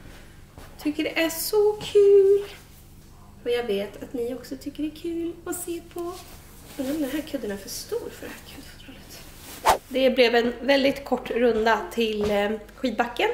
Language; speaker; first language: Swedish; native; Swedish